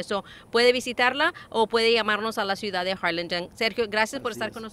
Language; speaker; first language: Spanish; early bilingual, heritage; Spanish